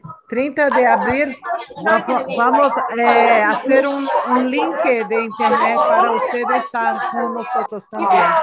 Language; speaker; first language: Spanish; non-native, learner; Portuguese